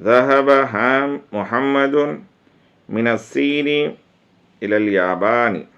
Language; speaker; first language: Arabic; non-native, fluent; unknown